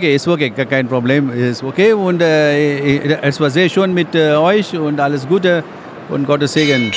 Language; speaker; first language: German; non-native, fluent; Tamil